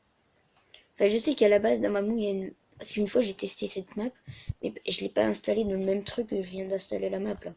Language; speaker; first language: French; native; French